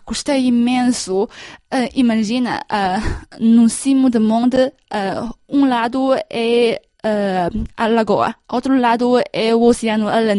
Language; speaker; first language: Portuguese; non-native, fluent; Chinese